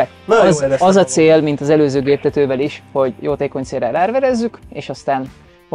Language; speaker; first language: Hungarian; native; Hungarian